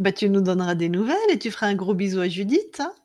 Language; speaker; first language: French; native; French